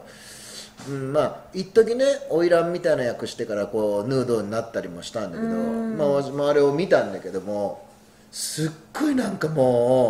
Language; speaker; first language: Japanese; native; Japanese